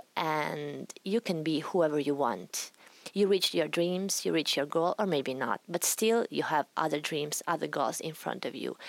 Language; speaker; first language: English; non-native, fluent; Italian